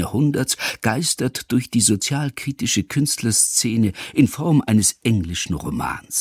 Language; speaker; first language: German; native; German